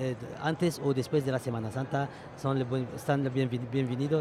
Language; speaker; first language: Spanish; non-native, fluent; Arabic